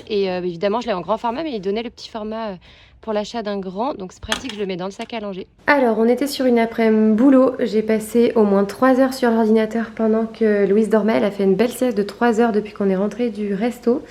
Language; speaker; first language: French; native; French